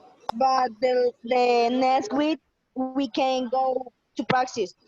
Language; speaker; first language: English; non-native, learner; Spanish